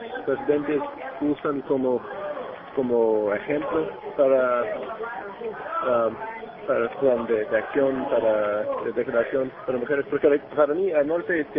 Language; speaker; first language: Spanish; non-native, learner; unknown